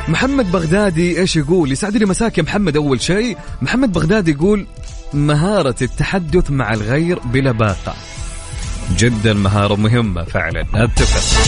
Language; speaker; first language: Arabic; native; Arabic